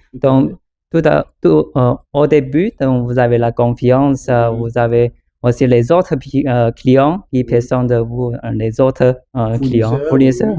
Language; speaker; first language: French; non-native, learner; Chinese